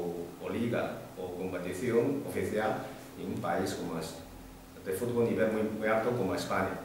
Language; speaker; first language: Spanish; non-native, fluent; Chinese